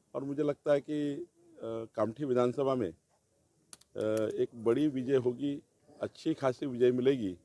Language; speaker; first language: Hindi; non-native, local second language; Marathi